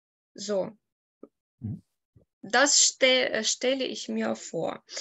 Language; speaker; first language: German; non-native, fluent; Ukrainian